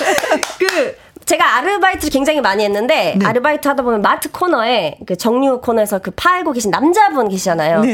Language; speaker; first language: Korean; native; Korean